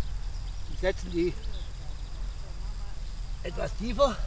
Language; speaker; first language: German; non-native, fluent; Russian